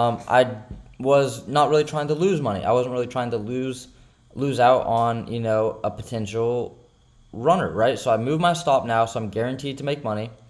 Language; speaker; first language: English; native; English